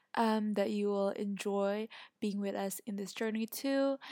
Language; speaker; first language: English; non-native, fluent; Indonesian